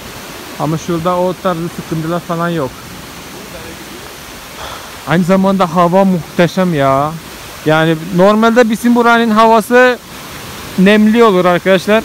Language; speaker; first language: Turkish; non-native, fluent; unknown